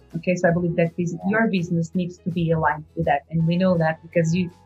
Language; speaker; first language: English; non-native, fluent; Portuguese